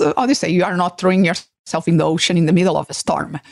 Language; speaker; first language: English; non-native, fluent; Portuguese